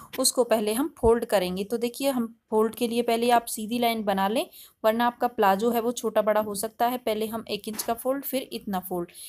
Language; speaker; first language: Hindi; native; Hindi